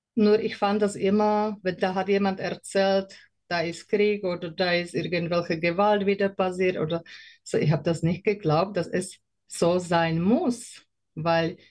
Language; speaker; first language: German; non-native, learner; Slovak